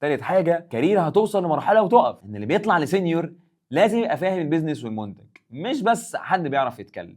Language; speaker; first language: Arabic; native; Arabic